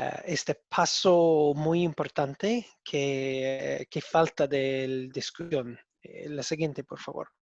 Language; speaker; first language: Spanish; non-native, learner; English